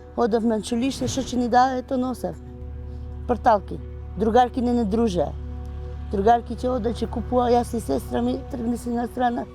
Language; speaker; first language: Macedonian; non-native, fluent; Albanian